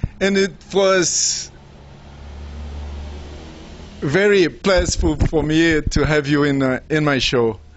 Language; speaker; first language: English; non-native, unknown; Portuguese